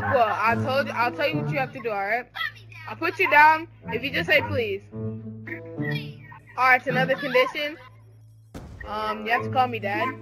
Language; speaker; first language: English; native; English